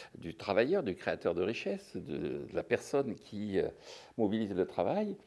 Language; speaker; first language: French; native; French